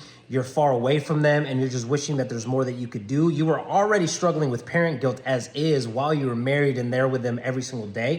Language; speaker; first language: English; native; English